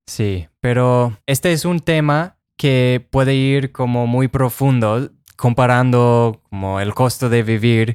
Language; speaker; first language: Spanish; non-native, fluent; English